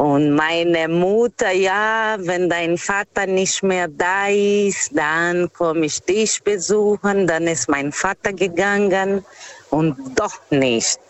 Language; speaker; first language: German; non-native, fluent; Portuguese